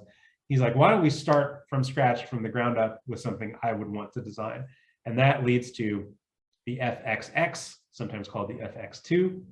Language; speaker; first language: English; native; English